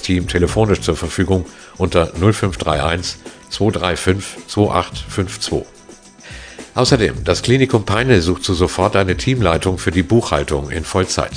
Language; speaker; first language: German; native; German